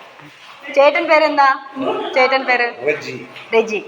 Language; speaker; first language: Malayalam; non-native, local second language; Telugu